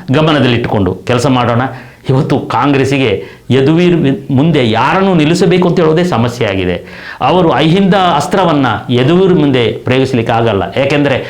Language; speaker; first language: Kannada; non-native, local second language; Kodava